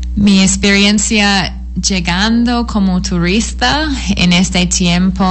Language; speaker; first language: Spanish; non-native, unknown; English